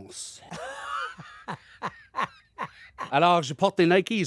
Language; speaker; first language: French; non-native, learner; English